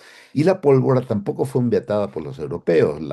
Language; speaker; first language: Spanish; native; Spanish